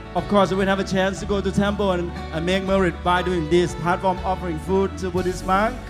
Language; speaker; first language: English; non-native, fluent; Thai